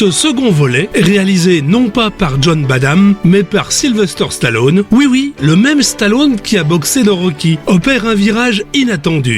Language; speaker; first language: French; native; French